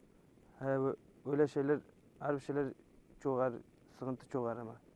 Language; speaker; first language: Turkish; non-native, learner; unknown